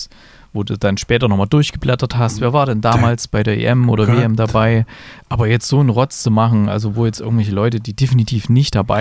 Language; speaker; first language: German; native; German